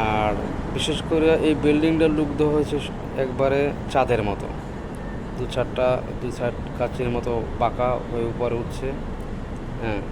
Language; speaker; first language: Bangla; native; Bangla